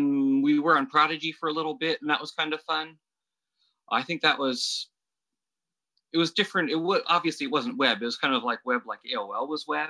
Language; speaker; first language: English; native; English